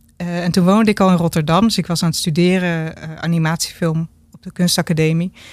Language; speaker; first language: Dutch; native; Dutch